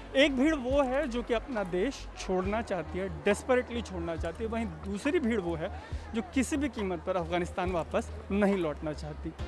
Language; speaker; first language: Hindi; native; Hindi